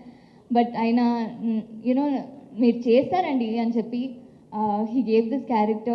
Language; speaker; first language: Telugu; non-native, local second language; Tamil